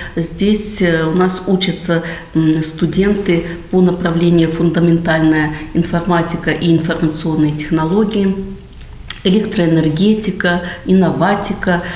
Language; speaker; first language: Russian; native; Russian